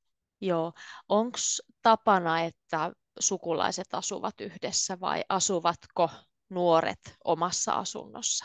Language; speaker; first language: Finnish; native; Finnish